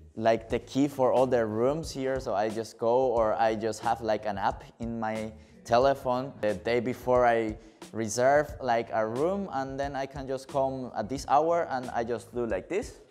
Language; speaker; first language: English; non-native, fluent; Spanish